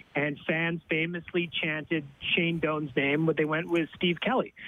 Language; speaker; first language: English; native; English